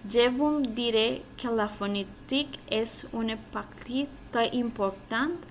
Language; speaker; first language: French; non-native, learner; Spanish